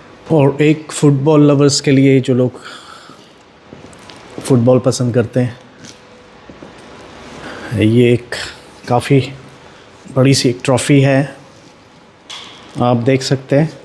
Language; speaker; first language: Hindi; native; Hindi